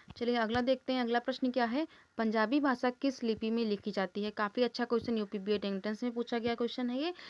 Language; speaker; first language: Hindi; native; Hindi